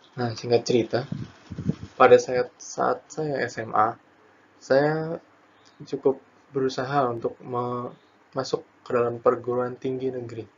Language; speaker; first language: Indonesian; native; Indonesian